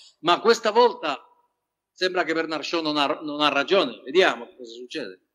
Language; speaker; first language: Italian; non-native, fluent; Spanish